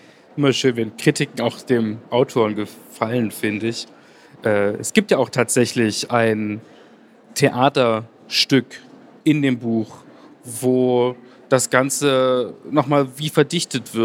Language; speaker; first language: German; native; German